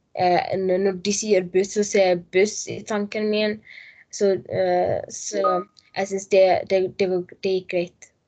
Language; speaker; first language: Norwegian; non-native, learner; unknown